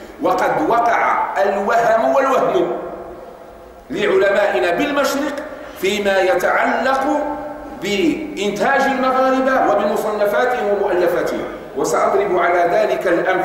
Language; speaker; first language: Arabic; native; Arabic